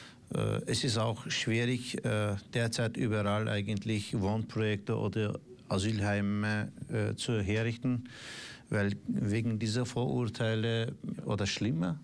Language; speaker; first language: German; non-native, fluent; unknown